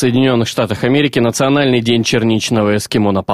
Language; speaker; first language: Russian; native; Russian